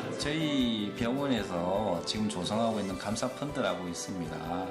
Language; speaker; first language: Korean; native; Korean